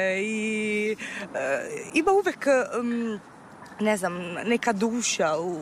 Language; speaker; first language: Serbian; non-native, fluent; Italian